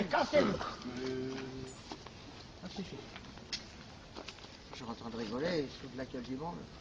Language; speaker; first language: French; native; French